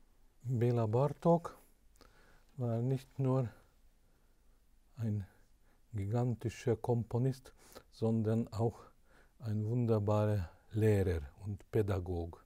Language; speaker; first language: German; non-native, fluent; Hungarian